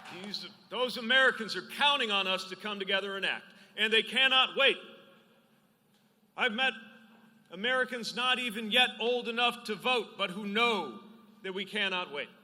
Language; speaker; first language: English; native; English